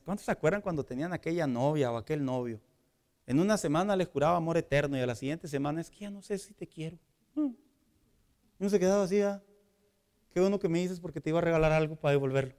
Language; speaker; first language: Spanish; native; Spanish